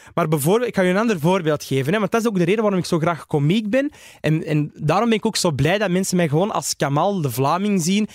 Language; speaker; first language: Dutch; early bilingual, other home language; Arabic